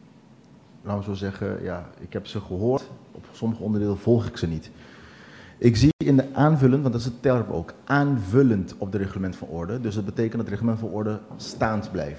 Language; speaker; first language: Dutch; non-native, local second language; Papiamento